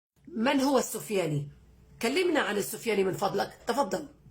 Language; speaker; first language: Arabic; native; Arabic